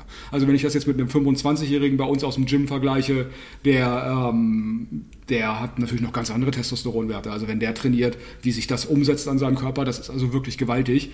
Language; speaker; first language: German; native; German